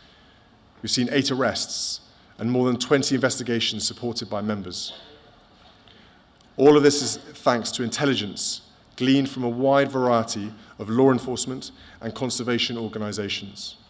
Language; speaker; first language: English; native; English